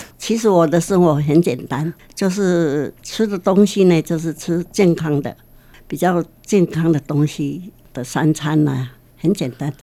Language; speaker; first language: Chinese; non-native, local second language; Min Nan Chinese